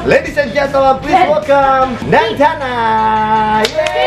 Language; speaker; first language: English; non-native, fluent; Indonesian